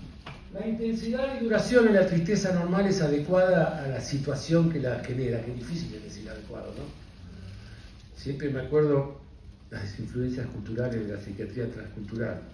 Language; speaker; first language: Spanish; native; Spanish